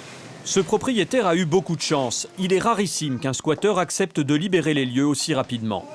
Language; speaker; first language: French; native; French